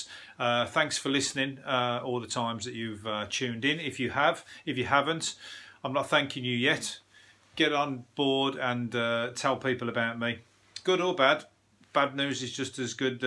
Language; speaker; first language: English; native; English